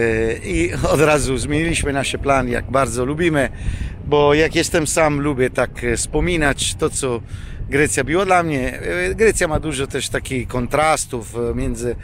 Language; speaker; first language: Polish; non-native, fluent; Italian